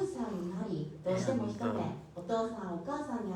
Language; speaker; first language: Japanese; native; Japanese